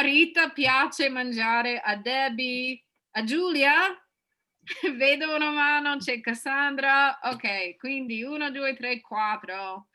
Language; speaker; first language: Italian; non-native, fluent; English